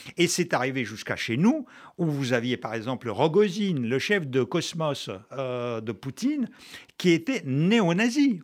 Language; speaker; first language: French; non-native, fluent; Russian